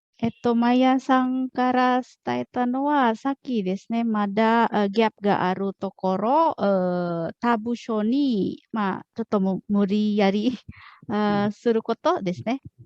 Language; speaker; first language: Japanese; non-native, fluent; Indonesian